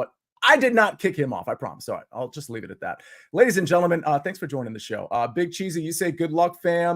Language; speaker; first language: English; native; English